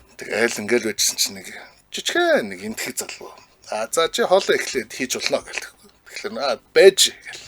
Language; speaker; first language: Mongolian; native; Mongolian